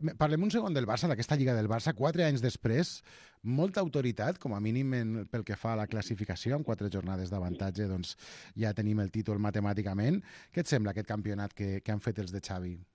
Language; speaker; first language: Catalan; native; Catalan